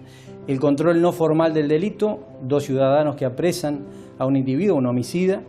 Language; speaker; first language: Spanish; native; Spanish